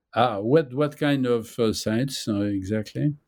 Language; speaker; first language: English; non-native, fluent; French